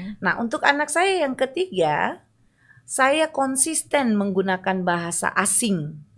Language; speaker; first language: Indonesian; native; Indonesian